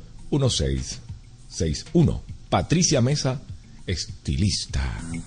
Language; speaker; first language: Spanish; native; Spanish